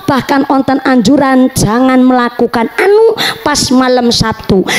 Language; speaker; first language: Indonesian; non-native, local second language; Javanese